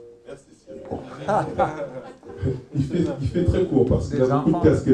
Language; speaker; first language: French; native; French